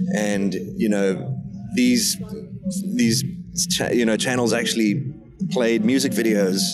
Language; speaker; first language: English; native; English